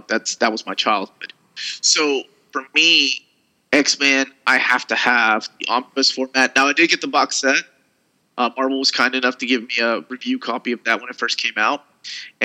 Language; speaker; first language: English; early bilingual, other home language; Spanish